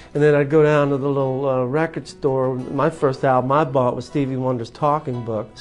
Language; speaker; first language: English; native; English